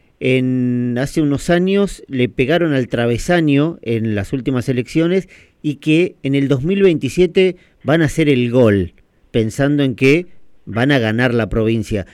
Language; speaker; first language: Spanish; native; Spanish